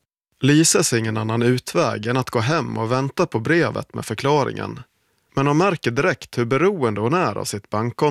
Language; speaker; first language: Swedish; native; Swedish